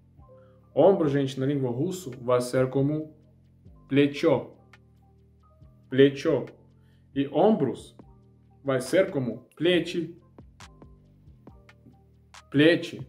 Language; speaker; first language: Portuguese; non-native, learner; Russian